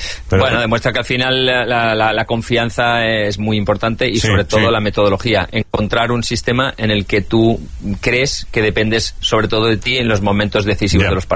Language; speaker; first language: Spanish; native; Spanish